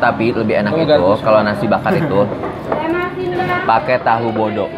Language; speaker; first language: Indonesian; native; Indonesian